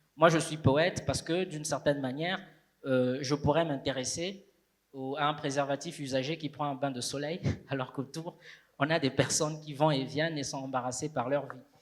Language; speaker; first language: French; native; French